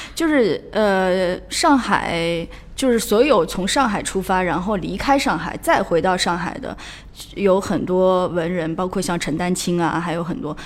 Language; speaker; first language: Chinese; native; Chinese